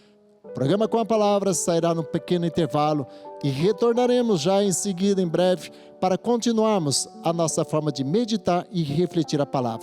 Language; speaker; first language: Portuguese; native; Portuguese